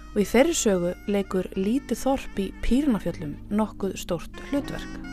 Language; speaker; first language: Icelandic; native; Icelandic